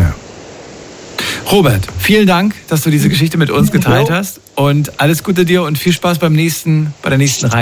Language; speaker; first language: German; native; German